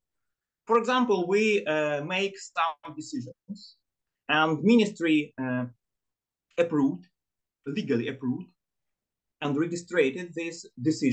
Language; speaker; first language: English; non-native, learner; Ukrainian